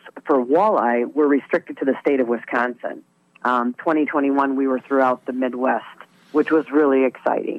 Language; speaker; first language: English; native; English